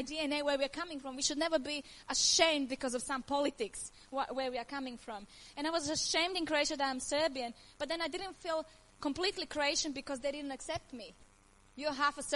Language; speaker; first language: English; non-native, learner; Croatian